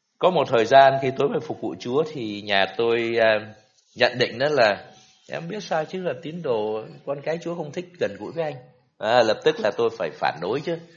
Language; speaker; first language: Vietnamese; native; Vietnamese